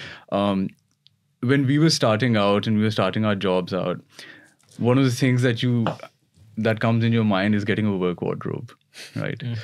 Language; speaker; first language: English; non-native, local second language; Urdu